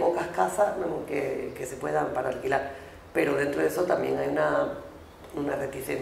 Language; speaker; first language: Spanish; native; Spanish